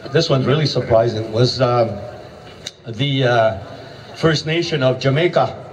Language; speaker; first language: English; native; English